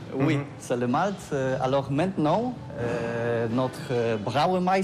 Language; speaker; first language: French; non-native, learner; Polish